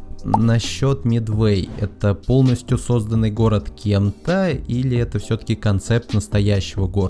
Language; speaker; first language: Russian; native; Russian